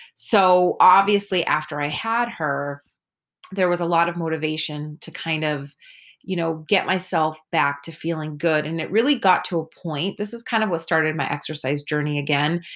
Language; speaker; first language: English; early bilingual, other home language; Spanish